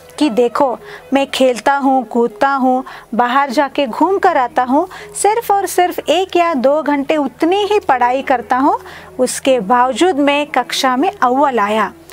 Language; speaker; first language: Hindi; non-native, local second language; Kannada